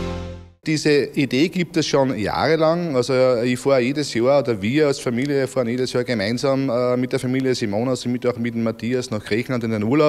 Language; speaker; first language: German; native; German